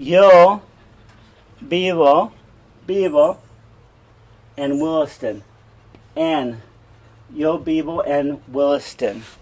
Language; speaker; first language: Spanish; non-native, fluent; English